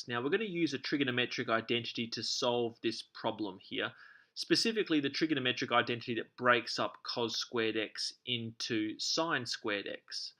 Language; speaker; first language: English; native; English